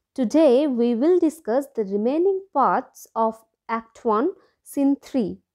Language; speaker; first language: English; non-native, local second language; Bangla